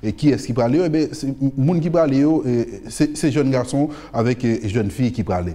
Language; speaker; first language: French; non-native, local second language; Haitian Creole